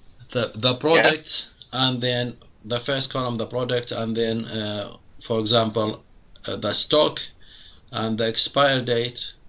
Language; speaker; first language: English; non-native, fluent; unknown